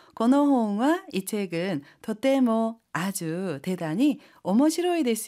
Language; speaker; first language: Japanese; non-native, fluent; Korean